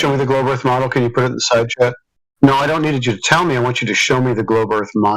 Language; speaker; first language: English; native; English